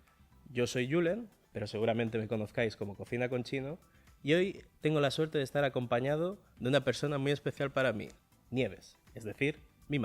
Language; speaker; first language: Spanish; early bilingual, other home language; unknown